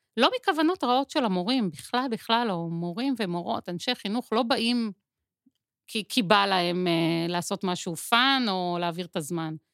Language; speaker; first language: Hebrew; native; Hebrew